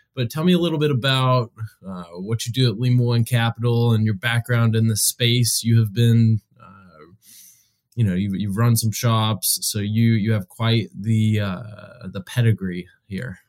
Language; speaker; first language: English; native; English